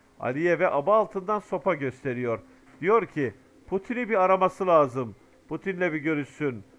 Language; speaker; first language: Turkish; native; Turkish